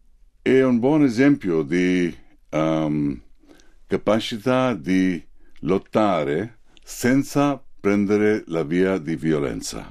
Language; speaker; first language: Italian; non-native, fluent; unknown